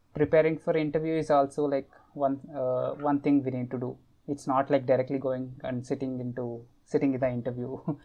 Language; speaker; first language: English; non-native, local second language; Kannada